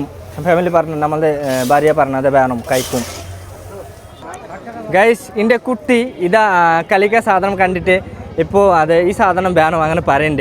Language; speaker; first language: Malayalam; non-native, learner; Bangla